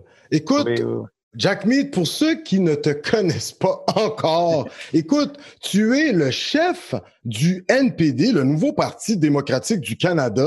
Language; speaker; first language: French; native; French